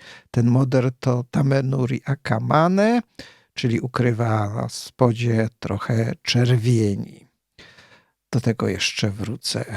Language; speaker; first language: Polish; native; Polish